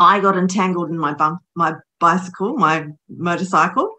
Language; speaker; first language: English; native; English